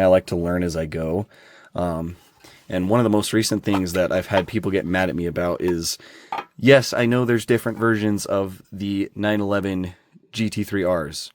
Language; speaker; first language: English; native; English